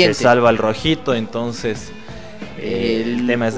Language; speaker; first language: Spanish; native; Spanish